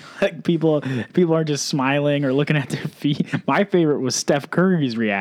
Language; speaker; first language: English; native; English